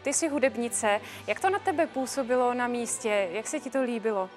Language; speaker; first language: Czech; native; Czech